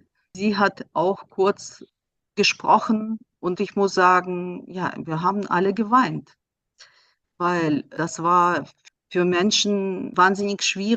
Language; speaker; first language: German; non-native, fluent; Russian